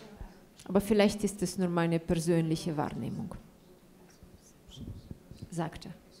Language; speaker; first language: German; non-native, fluent; Russian